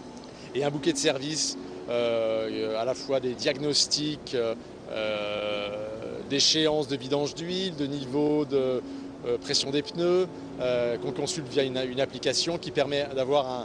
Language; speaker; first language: French; native; French